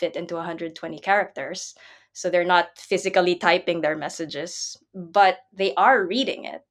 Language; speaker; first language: English; non-native, local second language; Filipino